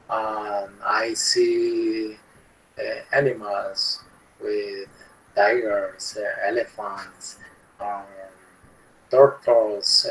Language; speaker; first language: English; non-native, learner; Spanish